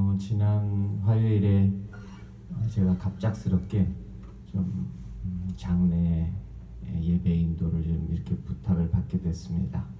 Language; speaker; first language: Korean; native; Korean